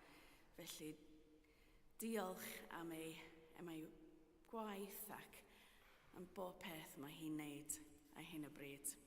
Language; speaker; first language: Welsh; native; Welsh